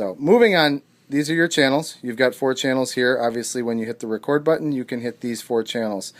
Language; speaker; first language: English; native; English